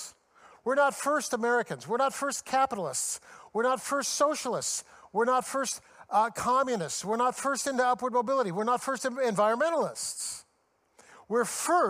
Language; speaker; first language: English; native; English